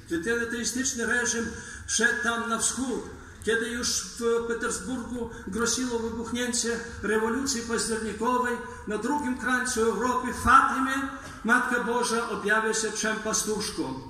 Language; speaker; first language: Polish; non-native, fluent; Belarusian